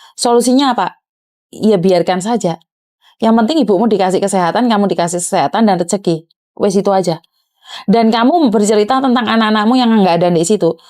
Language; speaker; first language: Indonesian; non-native, local second language; Javanese